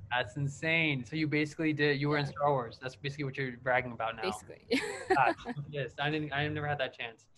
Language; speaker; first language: English; native; English